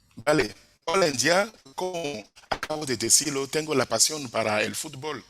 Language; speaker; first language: Spanish; non-native, fluent; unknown